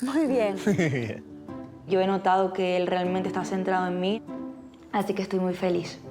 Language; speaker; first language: Spanish; native; Spanish